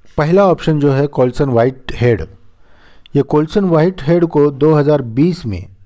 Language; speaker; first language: Hindi; non-native, local second language; Marathi